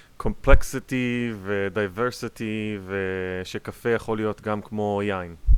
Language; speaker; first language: Hebrew; native; Hebrew